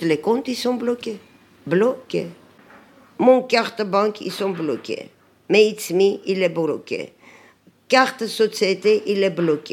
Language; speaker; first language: French; non-native, learner; Armenian